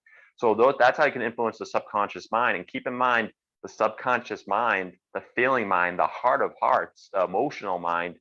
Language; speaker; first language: English; native; English